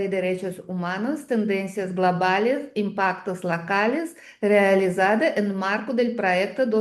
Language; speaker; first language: Spanish; non-native, fluent; Russian